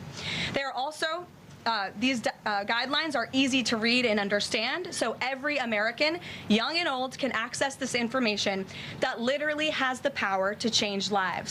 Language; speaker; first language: English; native; English